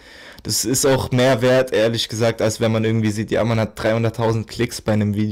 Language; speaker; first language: German; native; German